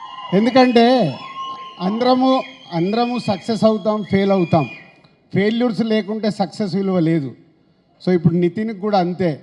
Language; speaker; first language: Telugu; native; Telugu